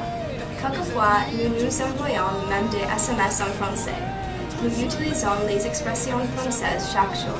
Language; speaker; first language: French; non-native, learner; English